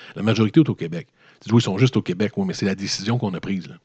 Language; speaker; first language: French; native; French